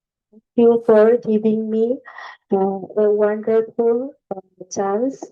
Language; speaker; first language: English; non-native, learner; Bangla